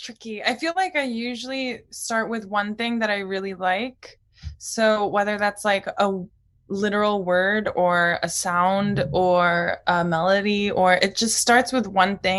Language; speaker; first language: English; early bilingual, other home language; Japanese